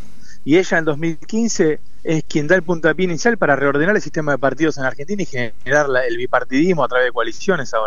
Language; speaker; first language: Spanish; native; Spanish